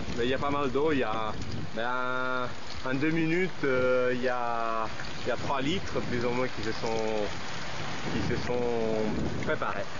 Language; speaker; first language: French; non-native, fluent; Italian